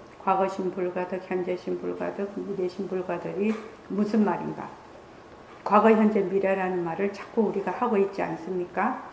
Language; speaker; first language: Korean; native; Korean